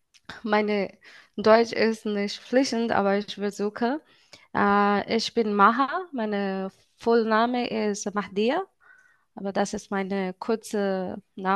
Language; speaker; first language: German; non-native, learner; Bangla